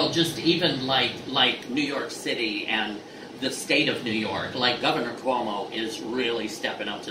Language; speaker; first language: English; native; English